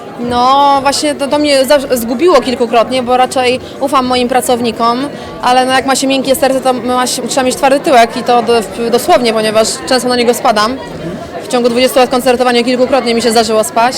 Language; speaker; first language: Polish; native; Polish